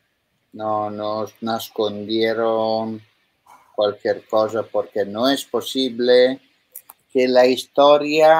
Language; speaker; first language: Spanish; non-native, fluent; Italian